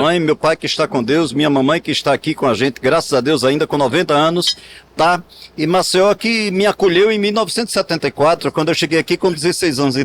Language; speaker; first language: Portuguese; native; Portuguese